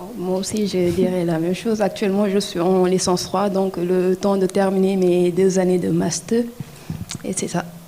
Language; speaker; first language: French; non-native, local second language; Wolof